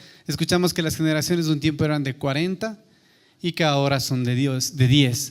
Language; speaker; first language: Spanish; native; Spanish